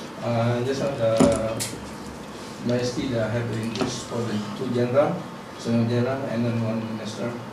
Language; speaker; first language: English; non-native, learner; Indonesian